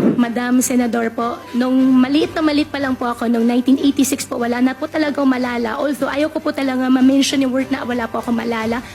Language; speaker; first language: Filipino; native; Filipino